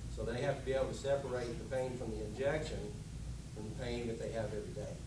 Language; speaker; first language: English; native; English